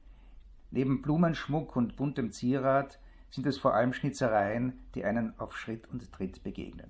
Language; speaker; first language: German; native; German